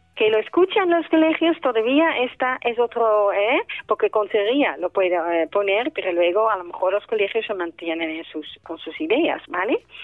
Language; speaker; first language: Spanish; non-native, fluent; Dutch